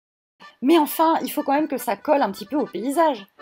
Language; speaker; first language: French; native; French